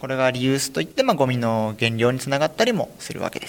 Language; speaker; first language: Japanese; native; Japanese